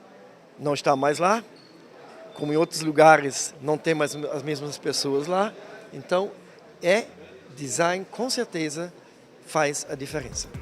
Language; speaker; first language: Portuguese; non-native, fluent; German